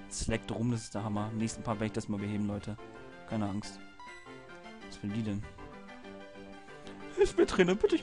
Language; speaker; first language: German; native; German